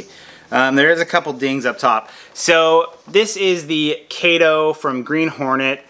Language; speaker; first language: English; native; English